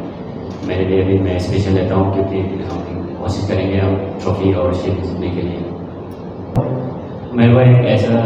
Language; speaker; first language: Hindi; non-native, local second language; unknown